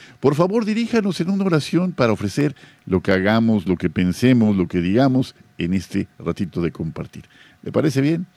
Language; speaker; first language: Spanish; native; Spanish